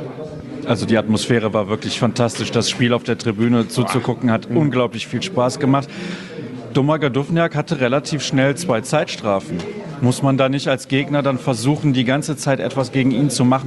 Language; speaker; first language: German; native; German